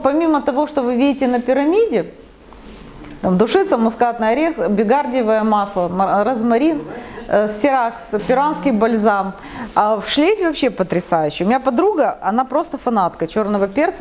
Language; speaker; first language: Russian; native; Russian